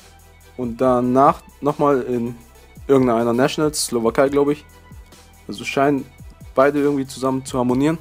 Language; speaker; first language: German; native; German